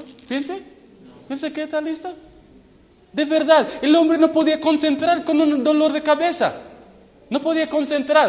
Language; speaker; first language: Spanish; non-native, fluent; English